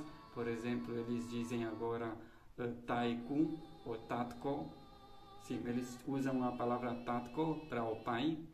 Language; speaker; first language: Portuguese; non-native, fluent; Romanian